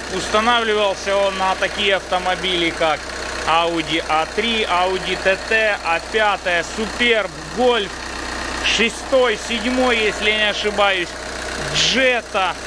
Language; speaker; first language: Russian; native; Russian